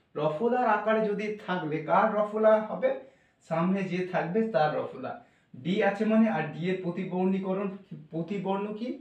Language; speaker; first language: Bangla; non-native, local second language; Santali